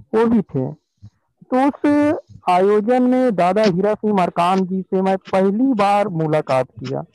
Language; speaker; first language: Hindi; native; Hindi